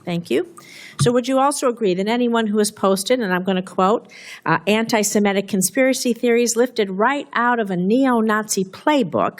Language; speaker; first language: English; native; English